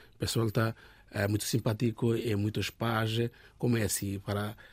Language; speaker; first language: Portuguese; non-native, learner; Bangla